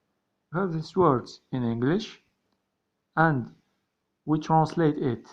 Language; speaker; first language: English; non-native, learner; Arabic